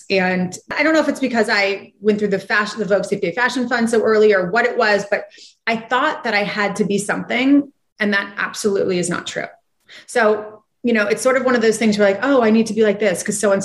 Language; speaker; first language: English; native; English